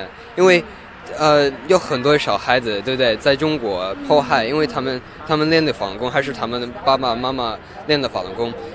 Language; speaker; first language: Chinese; early bilingual, heritage; Chinese